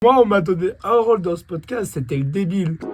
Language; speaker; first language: French; native; French